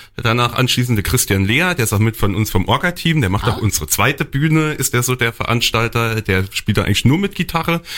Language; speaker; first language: German; native; German